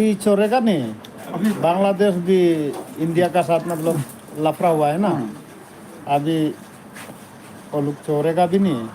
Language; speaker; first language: Hindi; non-native, local second language; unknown